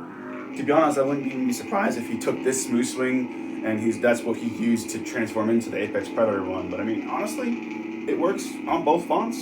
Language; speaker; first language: English; native; English